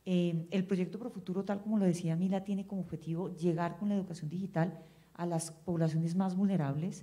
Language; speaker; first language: Spanish; native; Spanish